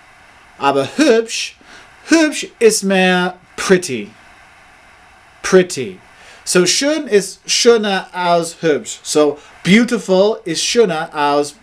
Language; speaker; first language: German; non-native, learner; English